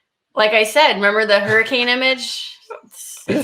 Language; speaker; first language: English; native; English